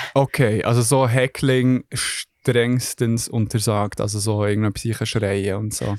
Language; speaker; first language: German; early bilingual, other home language; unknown